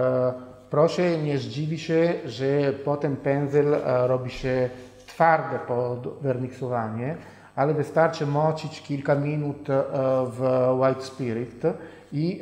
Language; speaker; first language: Polish; non-native, fluent; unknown